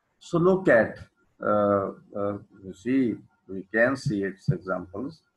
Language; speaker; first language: English; non-native, local second language; Urdu